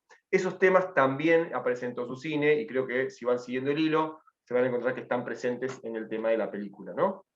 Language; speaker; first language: Spanish; native; Spanish